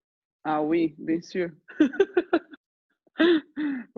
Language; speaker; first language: French; non-native, fluent; Portuguese